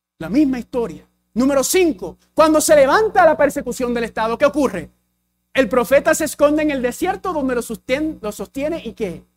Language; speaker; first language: Spanish; early bilingual, heritage; English